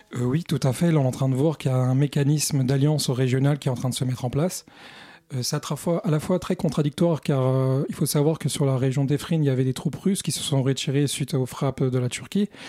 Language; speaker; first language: French; early bilingual, other home language; Kurdish